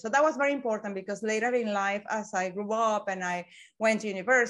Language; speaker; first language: English; non-native, fluent; Spanish